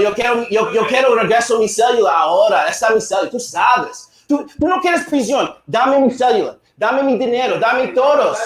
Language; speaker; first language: Spanish; non-native, learner; English